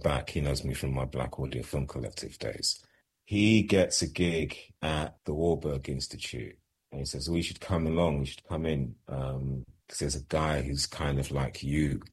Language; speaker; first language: English; native; English